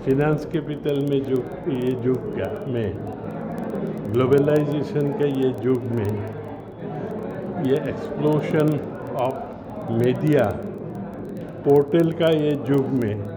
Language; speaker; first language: Hindi; non-native, local second language; Assamese